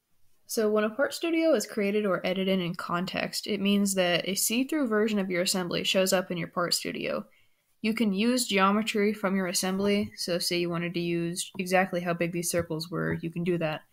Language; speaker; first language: English; native; English